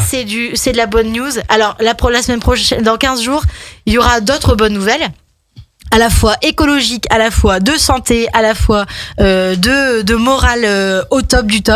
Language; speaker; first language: French; native; French